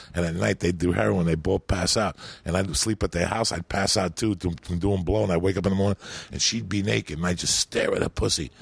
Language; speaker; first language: English; early bilingual, other home language; Spanish